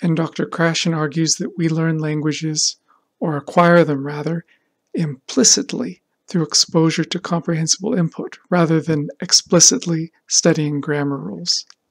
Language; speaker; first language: English; native; English